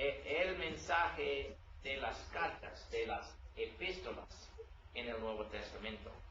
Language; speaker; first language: Spanish; non-native, learner; English